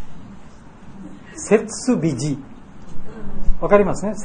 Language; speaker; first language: Japanese; non-native, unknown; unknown